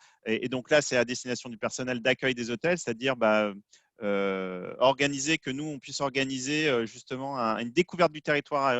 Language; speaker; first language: French; native; French